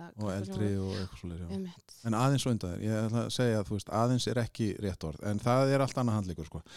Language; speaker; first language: Icelandic; native; Icelandic